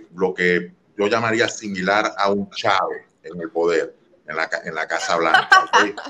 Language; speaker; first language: Spanish; native; Spanish